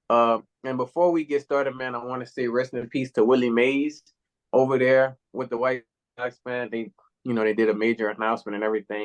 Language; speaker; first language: English; native; English